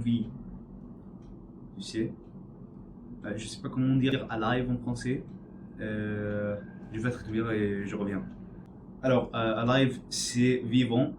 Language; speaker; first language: French; non-native, learner; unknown